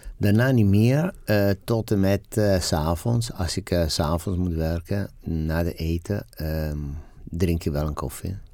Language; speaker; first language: Dutch; non-native, fluent; Italian